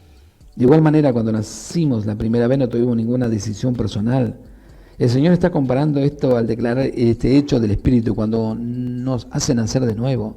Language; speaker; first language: Spanish; native; Spanish